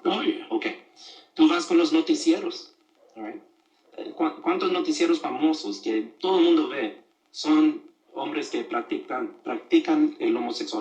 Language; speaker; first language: Spanish; early bilingual, other home language; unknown